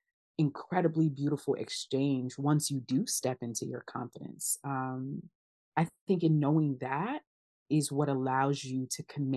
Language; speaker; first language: English; early bilingual, other home language; Akan